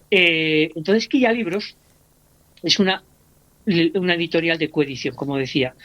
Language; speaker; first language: Spanish; native; Spanish